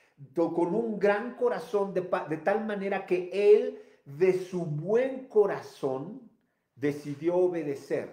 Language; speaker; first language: Spanish; native; Spanish